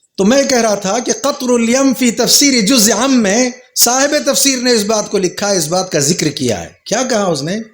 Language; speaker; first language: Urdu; native; Urdu